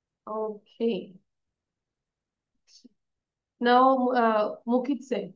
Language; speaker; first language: English; non-native, learner; Bangla